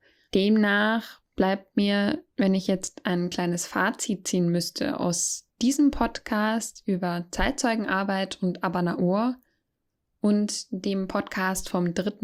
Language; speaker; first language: German; native; German